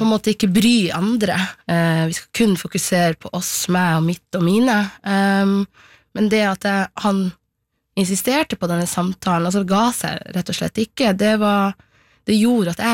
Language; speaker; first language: Norwegian; non-native, local second language; Somali